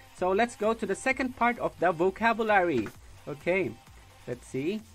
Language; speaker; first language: English; non-native, local second language; Filipino